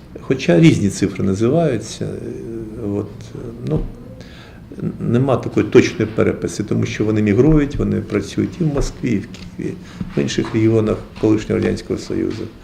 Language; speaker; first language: Ukrainian; native; Ukrainian